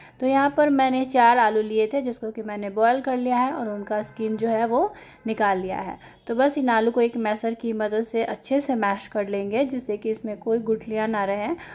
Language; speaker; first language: Hindi; native; Hindi